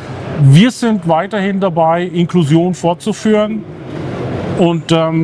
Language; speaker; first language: German; native; German